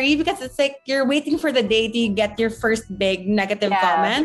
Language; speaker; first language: English; non-native, local second language; Hiligaynon